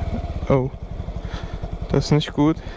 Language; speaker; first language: German; native; German